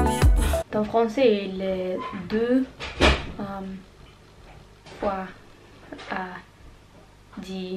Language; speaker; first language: French; non-native, learner; Norwegian